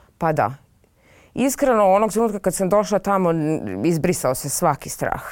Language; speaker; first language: Serbian; native; Serbian